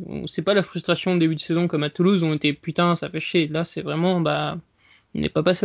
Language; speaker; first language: French; native; French